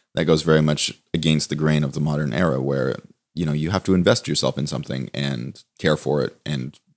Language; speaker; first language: English; native; English